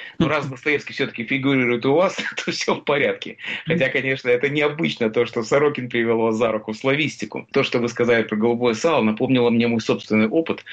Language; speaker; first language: Russian; native; Russian